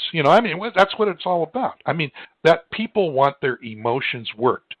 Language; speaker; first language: English; native; English